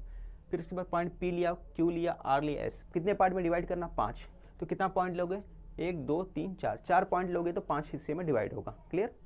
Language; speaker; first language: Hindi; native; Hindi